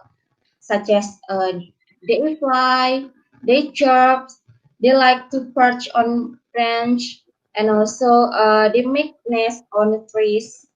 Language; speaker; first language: English; non-native, learner; Indonesian